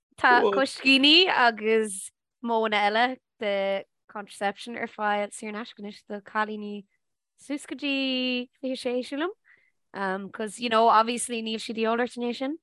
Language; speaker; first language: Irish; native; Irish